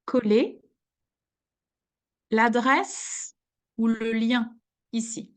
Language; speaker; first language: French; native; French